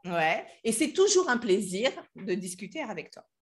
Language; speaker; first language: French; native; French